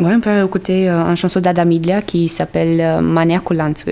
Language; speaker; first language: French; non-native, fluent; Romanian